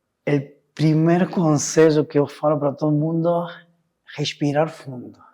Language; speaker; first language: Portuguese; non-native, fluent; Spanish